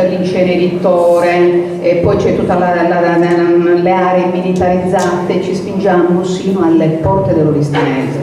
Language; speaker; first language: Italian; native; Italian